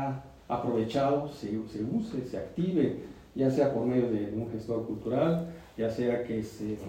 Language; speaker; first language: Spanish; native; Spanish